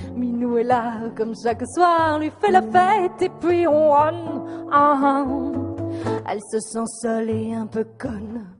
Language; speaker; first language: French; native; French